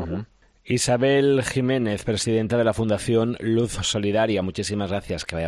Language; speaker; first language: Spanish; native; Spanish